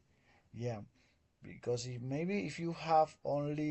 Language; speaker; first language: English; non-native, learner; Spanish